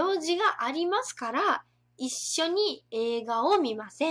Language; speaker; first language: Japanese; non-native, fluent; Portuguese